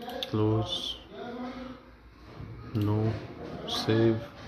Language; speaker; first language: English; non-native, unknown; Arabic